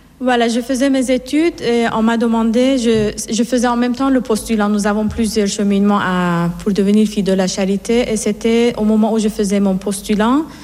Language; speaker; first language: French; non-native, fluent; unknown